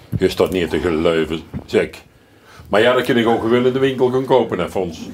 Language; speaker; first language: Dutch; native; Dutch